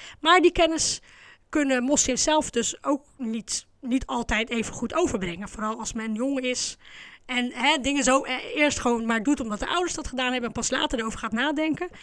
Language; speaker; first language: Dutch; early bilingual, other home language; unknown